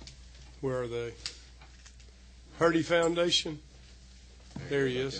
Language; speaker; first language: English; native; English